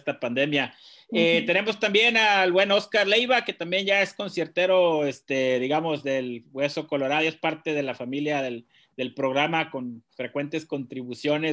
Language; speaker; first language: Spanish; native; Spanish